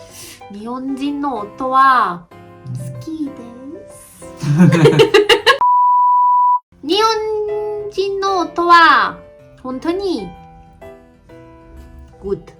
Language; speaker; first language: Japanese; non-native, learner; German